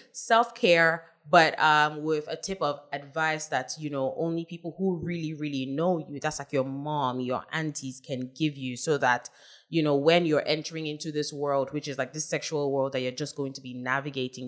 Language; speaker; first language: English; non-native, local second language; Hausa